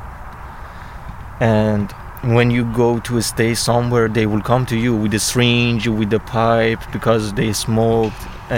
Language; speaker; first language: English; non-native, learner; Persian